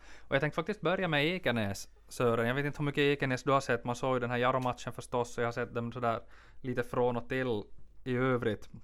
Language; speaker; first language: Swedish; native; Swedish